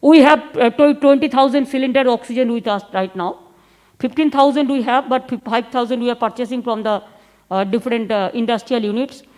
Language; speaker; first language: English; non-native, local second language; Bangla